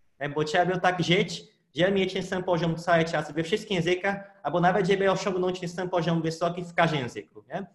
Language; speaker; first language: Polish; non-native, fluent; Portuguese